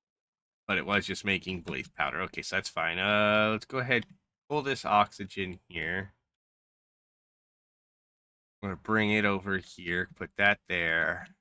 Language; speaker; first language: English; native; English